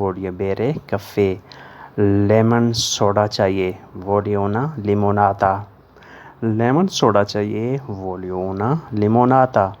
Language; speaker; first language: Italian; non-native, learner; Urdu